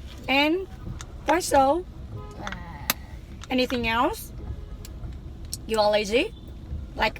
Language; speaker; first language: English; non-native, learner; Vietnamese